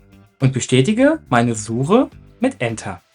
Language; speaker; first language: German; native; German